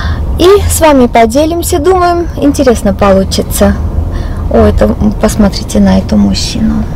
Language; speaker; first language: Russian; non-native, local second language; Armenian